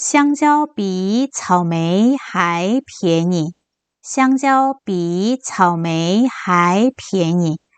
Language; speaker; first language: Chinese; non-native, fluent; Korean